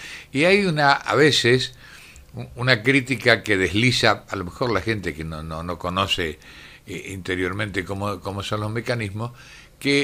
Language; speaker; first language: Spanish; native; Spanish